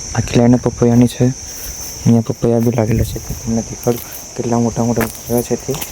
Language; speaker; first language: Gujarati; non-native, local second language; Rathawi